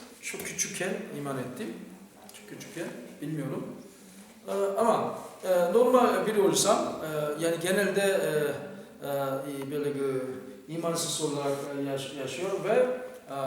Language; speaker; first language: Turkish; non-native, fluent; Korean